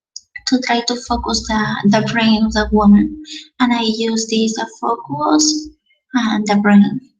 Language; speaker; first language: English; non-native, learner; Spanish